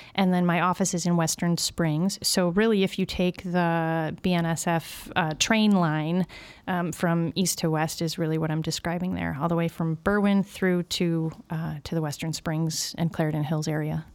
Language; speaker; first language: English; native; English